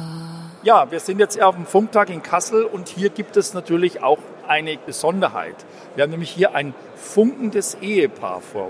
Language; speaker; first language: German; native; German